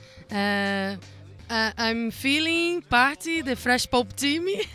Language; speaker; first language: English; non-native, learner; Portuguese